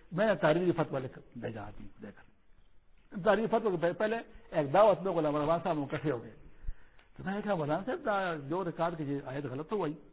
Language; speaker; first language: Urdu; non-native, local second language; Pashto